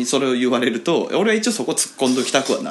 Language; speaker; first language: Japanese; native; Japanese